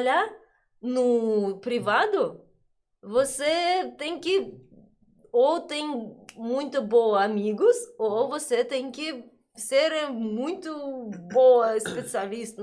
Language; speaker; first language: Portuguese; non-native, learner; Russian